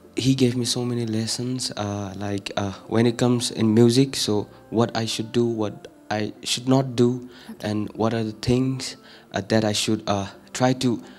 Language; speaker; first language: English; non-native, fluent; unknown